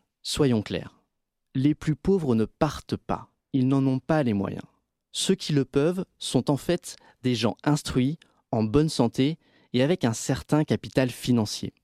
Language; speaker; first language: French; native; French